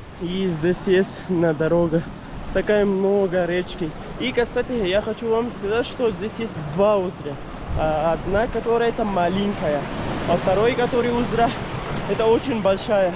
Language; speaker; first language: Russian; non-native, learner; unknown